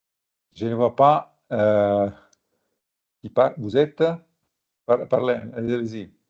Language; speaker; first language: French; non-native, fluent; Italian